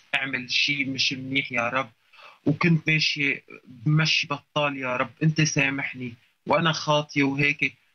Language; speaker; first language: Arabic; native; Arabic